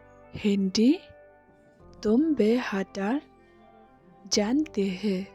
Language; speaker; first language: Hindi; non-native, local second language; Khasi